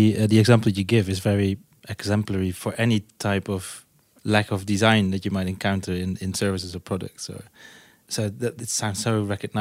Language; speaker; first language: English; non-native, fluent; Dutch